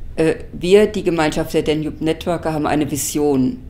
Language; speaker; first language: German; native; German